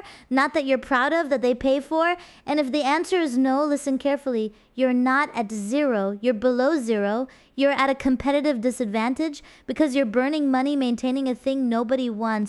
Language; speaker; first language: English; native; English